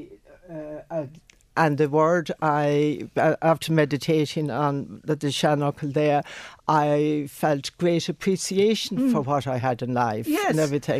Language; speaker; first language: English; non-native, local second language; Irish